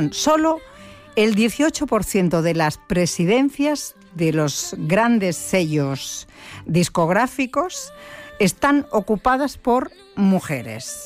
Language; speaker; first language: Spanish; native; Spanish